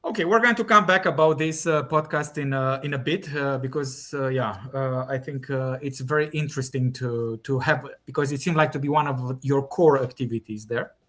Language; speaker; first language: English; non-native, fluent; Romanian